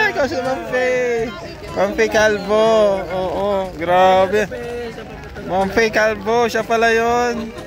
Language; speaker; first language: Filipino; non-native, local second language; Hiligaynon